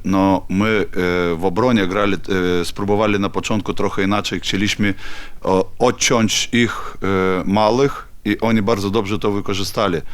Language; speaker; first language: Polish; non-native, learner; Ukrainian